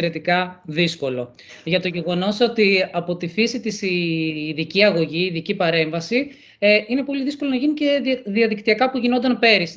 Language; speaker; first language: Greek; native; Greek